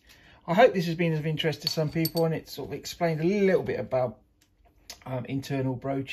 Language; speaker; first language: English; native; English